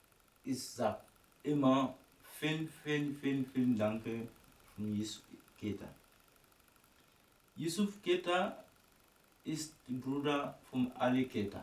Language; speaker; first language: German; non-native, learner; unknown